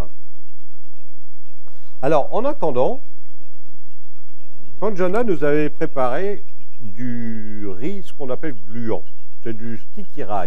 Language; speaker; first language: French; native; French